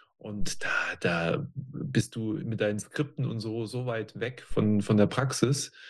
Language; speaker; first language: German; native; German